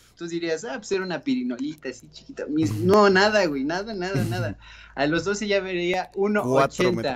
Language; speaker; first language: Spanish; native; Spanish